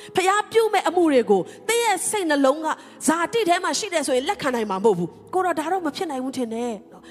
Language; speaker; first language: Burmese; non-native, local second language; Tedim Chin